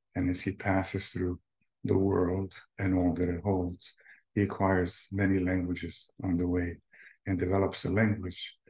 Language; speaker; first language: English; non-native, fluent; Bosnian